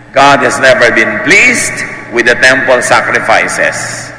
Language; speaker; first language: English; non-native, local second language; Filipino